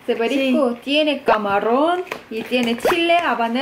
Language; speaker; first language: Spanish; non-native, fluent; Korean